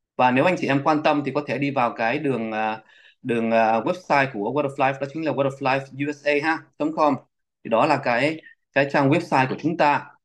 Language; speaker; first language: Vietnamese; early bilingual, heritage; Vietnamese